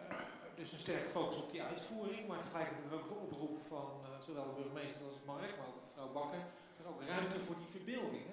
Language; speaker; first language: Dutch; native; Dutch